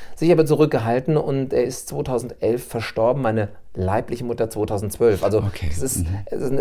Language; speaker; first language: German; native; German